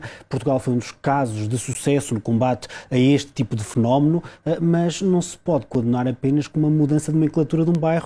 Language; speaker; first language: Portuguese; native; Portuguese